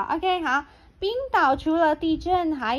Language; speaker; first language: Chinese; native; Chinese